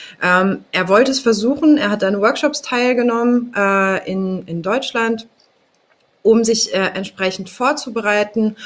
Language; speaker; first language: German; native; German